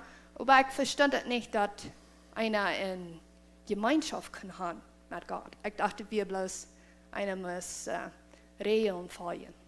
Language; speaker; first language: German; non-native, learner; Plautdietsch